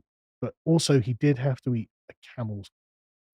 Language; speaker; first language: English; native; English